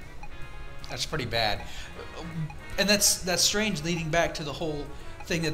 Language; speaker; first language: English; native; English